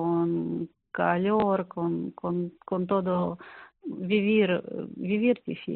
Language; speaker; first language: Spanish; non-native, learner; Ukrainian